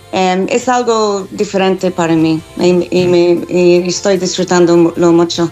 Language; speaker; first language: Spanish; non-native, fluent; English